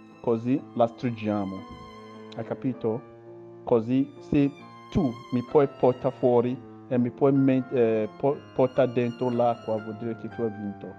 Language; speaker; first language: Italian; non-native, learner; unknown